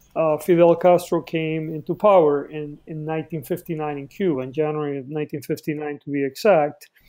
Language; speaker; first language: English; early bilingual, other home language; Spanish